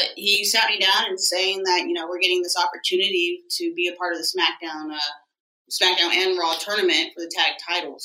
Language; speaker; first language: English; native; English